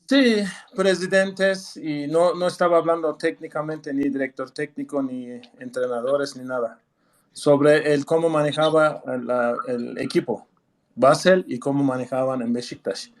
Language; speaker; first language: Spanish; non-native, fluent; Turkish